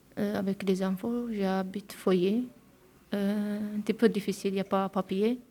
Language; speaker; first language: French; non-native, learner; Tigrinya